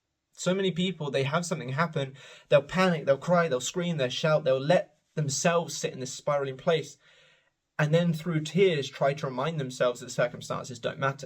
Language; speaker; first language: English; native; English